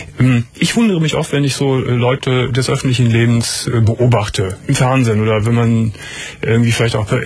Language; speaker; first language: German; native; German